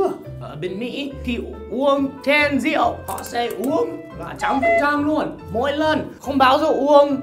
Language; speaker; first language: Vietnamese; non-native, fluent; English